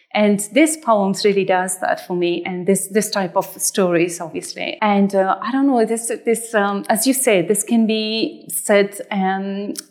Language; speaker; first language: English; non-native, fluent; Persian